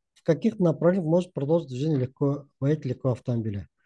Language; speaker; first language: Russian; non-native, local second language; Kazakh